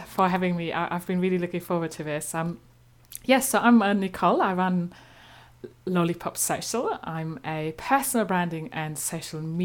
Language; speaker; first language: English; non-native, fluent; German